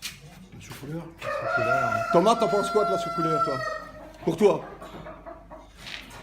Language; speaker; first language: French; native; French